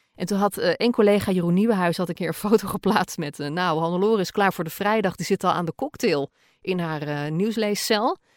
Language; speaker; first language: Dutch; native; Dutch